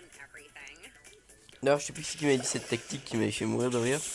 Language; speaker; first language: French; native; French